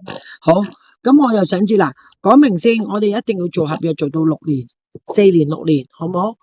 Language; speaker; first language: Cantonese; native; Cantonese